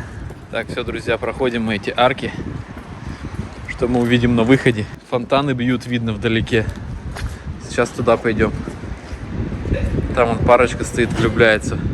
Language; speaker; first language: Russian; native; Russian